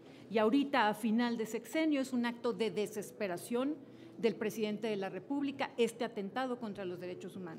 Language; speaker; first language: Spanish; native; Spanish